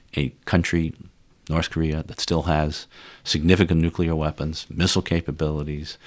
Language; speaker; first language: English; non-native, fluent; Dutch